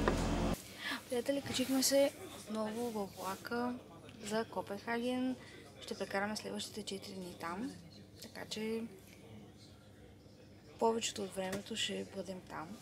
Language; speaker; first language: Bulgarian; native; Bulgarian